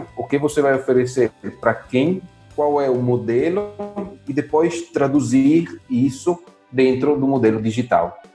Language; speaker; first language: Portuguese; non-native, fluent; Italian